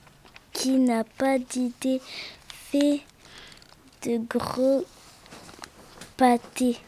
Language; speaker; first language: French; native; French